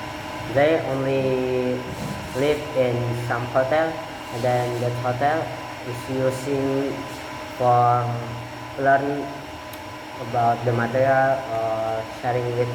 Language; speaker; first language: English; non-native, learner; Indonesian